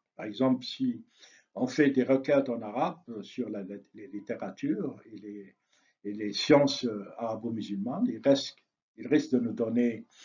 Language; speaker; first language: French; non-native, local second language; Arabic